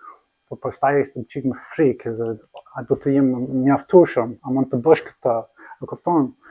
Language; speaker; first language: Albanian; non-native, learner; English